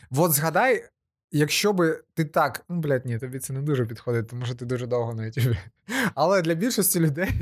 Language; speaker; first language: Ukrainian; native; Ukrainian